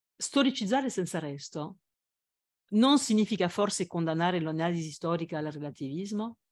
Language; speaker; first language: Italian; non-native, fluent; French